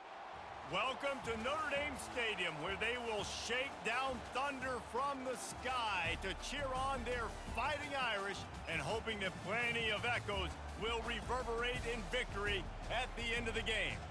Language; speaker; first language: English; native; English